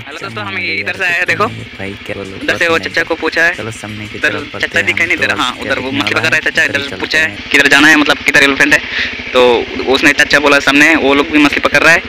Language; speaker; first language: Hindi; non-native, local second language; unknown